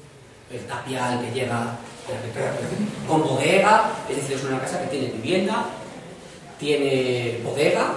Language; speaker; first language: Spanish; native; Spanish